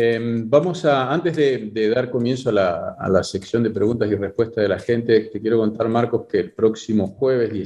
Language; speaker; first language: Spanish; native; Spanish